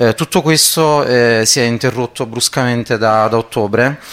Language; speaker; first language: Italian; native; Italian